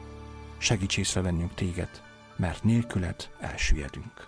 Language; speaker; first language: Hungarian; native; Hungarian